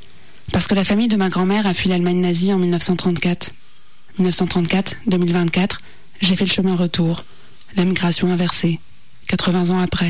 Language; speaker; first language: French; native; French